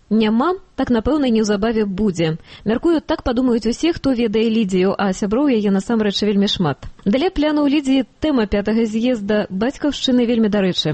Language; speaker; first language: Belarusian; native; Belarusian